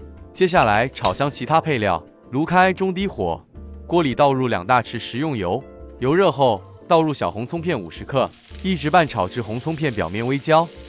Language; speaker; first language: Chinese; native; Chinese